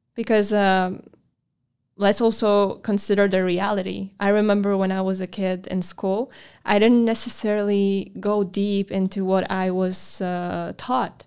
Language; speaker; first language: English; non-native, fluent; Polish